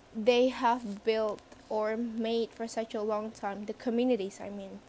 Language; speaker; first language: English; non-native, fluent; Indonesian